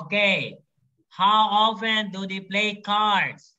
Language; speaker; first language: English; non-native, fluent; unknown